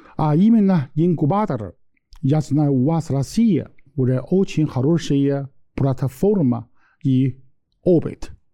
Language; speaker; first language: Russian; non-native, learner; Chinese